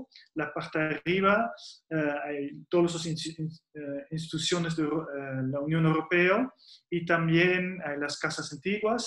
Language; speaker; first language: Spanish; non-native, fluent; Dutch